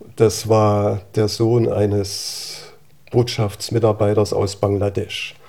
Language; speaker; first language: German; native; German